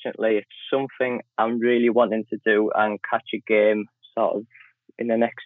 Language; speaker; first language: English; native; English